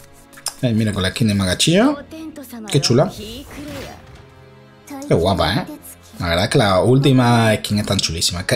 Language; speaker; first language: Spanish; native; Spanish